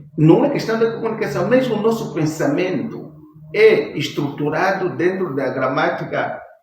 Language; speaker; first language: Portuguese; non-native, local second language; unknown